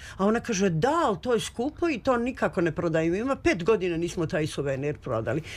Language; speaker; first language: Serbian; native; Serbian